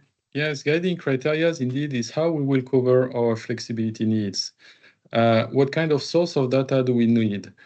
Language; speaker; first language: English; non-native, fluent; French